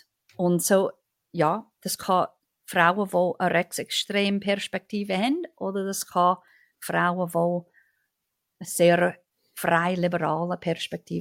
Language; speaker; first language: German; non-native, fluent; English